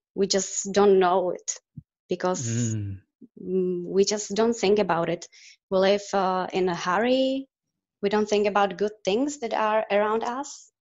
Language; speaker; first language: English; non-native, fluent; Czech